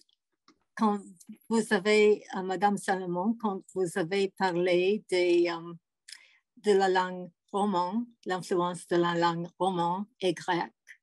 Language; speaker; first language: French; non-native, fluent; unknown